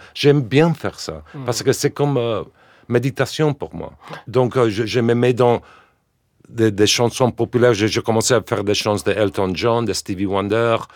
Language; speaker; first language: French; non-native, fluent; English